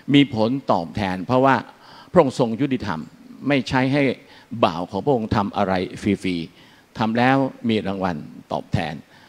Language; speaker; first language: Thai; native; Thai